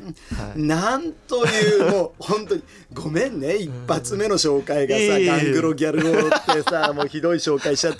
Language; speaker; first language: Japanese; native; Japanese